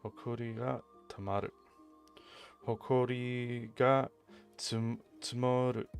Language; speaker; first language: Japanese; non-native, learner; English